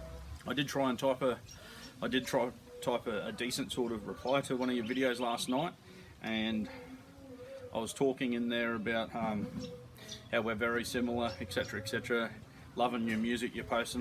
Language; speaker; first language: English; native; English